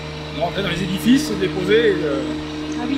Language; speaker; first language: French; native; French